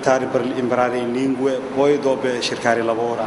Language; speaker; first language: Italian; non-native, learner; Somali